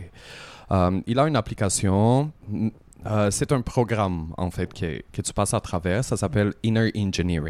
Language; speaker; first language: French; native; French